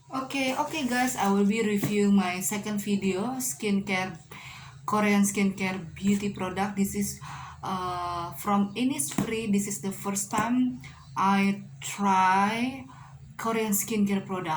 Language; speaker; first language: English; non-native, learner; Indonesian